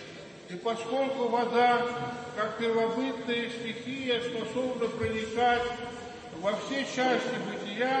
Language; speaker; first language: Russian; native; Russian